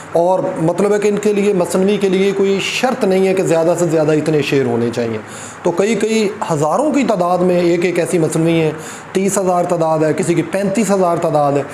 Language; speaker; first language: Urdu; non-native, local second language; Punjabi